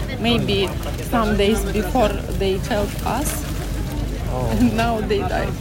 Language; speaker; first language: English; non-native, learner; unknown